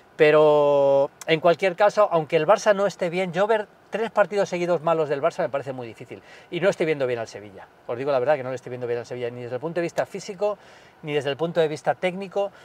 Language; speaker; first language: Spanish; native; Spanish